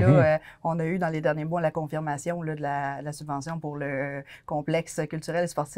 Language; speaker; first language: French; native; French